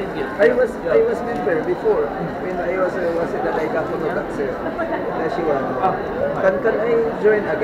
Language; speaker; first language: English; non-native, local second language; Filipino